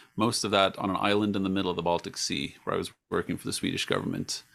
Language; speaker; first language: English; non-native, fluent; Swedish